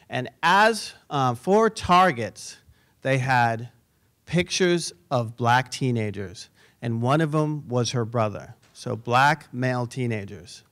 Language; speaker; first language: English; native; English